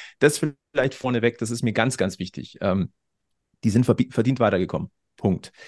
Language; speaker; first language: German; native; German